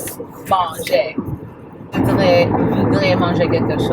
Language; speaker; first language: French; non-native, learner; English